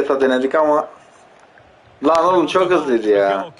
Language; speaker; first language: Turkish; native; Turkish